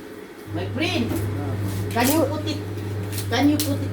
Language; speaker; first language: English; non-native, learner; Cebuano